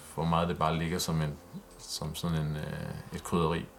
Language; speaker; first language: Danish; native; Danish